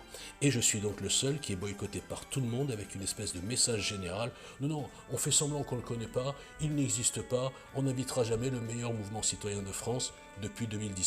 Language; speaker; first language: French; native; French